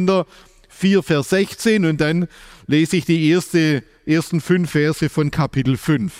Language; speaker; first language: German; native; German